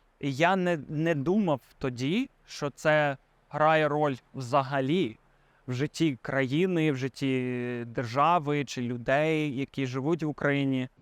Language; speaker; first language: Ukrainian; non-native, fluent; English